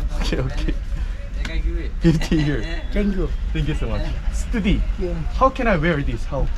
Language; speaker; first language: English; non-native, learner; Korean